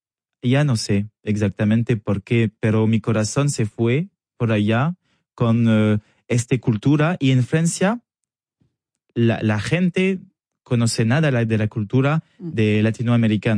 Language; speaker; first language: Spanish; non-native, learner; French